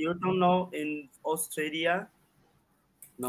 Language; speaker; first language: English; non-native, learner; Chinese